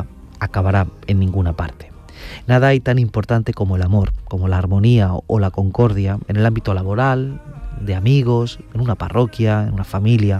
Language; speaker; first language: Spanish; native; Spanish